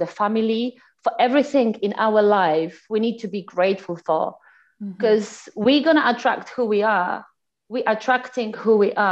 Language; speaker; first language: English; non-native, fluent; Polish